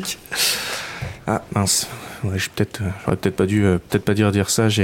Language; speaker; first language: French; native; French